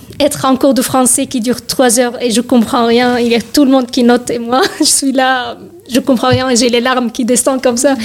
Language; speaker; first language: French; non-native, fluent; Arabic